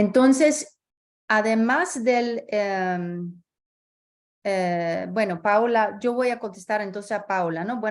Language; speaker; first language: Spanish; early bilingual, heritage; Spanish